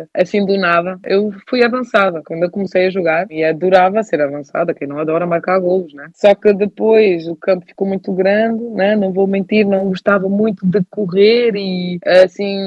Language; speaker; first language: Portuguese; early bilingual, heritage; German